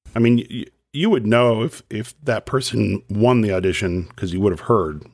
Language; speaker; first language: English; native; English